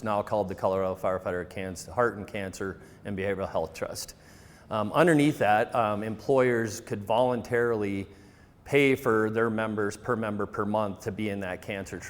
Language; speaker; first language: English; native; English